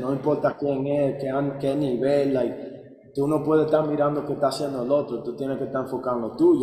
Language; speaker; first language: Spanish; early bilingual, heritage; Spanish